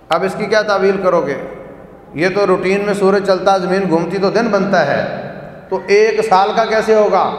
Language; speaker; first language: Urdu; native; Urdu